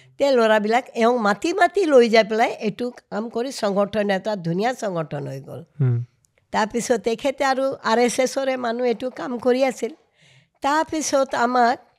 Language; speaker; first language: Assamese; non-native, local second language; Hindi